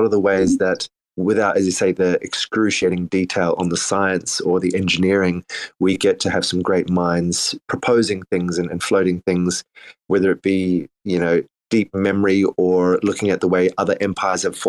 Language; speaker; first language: English; native; English